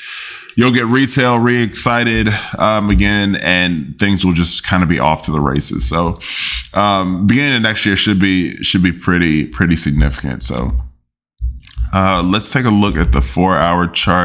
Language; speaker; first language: English; native; English